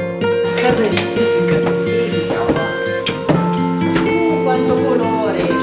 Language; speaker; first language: Italian; non-native, learner; Turkish